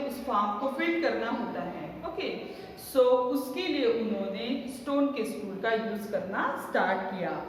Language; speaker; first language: Hindi; non-native, local second language; Marathi